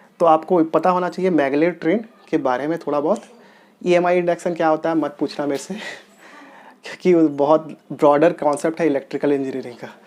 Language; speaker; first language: Hindi; non-native, local second language; Telugu